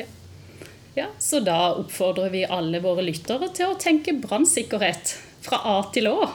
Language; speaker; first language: Norwegian; native; Norwegian